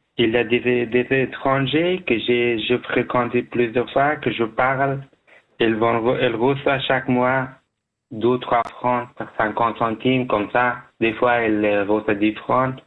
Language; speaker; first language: French; non-native, learner; Persian